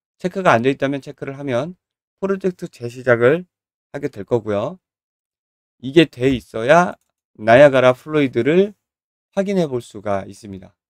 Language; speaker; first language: Korean; native; Korean